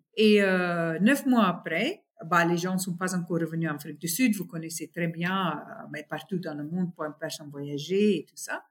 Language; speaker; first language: French; non-native, fluent; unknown